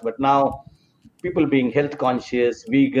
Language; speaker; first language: English; non-native, local second language; Marathi